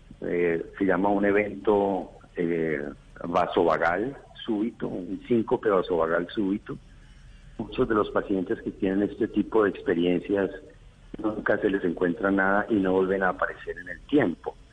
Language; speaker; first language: Spanish; native; Spanish